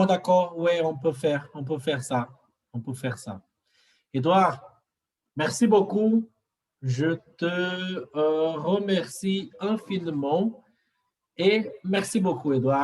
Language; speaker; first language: French; non-native, learner; Portuguese